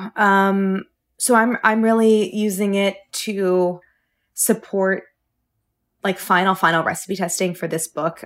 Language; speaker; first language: English; native; English